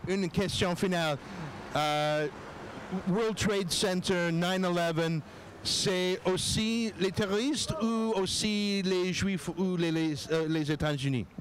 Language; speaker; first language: French; non-native, learner; English